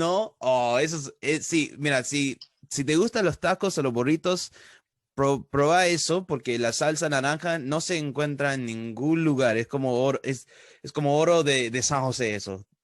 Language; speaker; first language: Spanish; early bilingual, heritage; Spanish